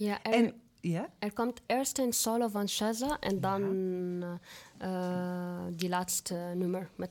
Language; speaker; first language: Dutch; non-native, fluent; Arabic